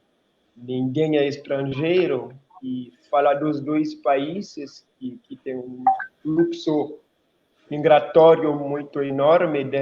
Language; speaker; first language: Portuguese; non-native, local second language; Haitian Creole